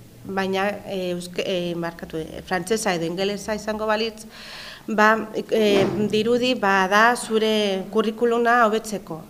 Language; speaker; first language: Basque; non-native, local second language; Spanish